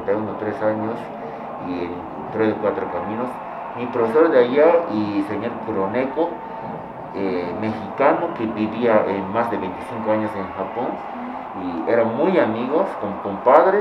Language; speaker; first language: Spanish; non-native, fluent; Japanese